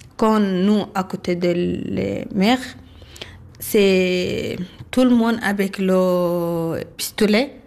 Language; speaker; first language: French; non-native, learner; Arabic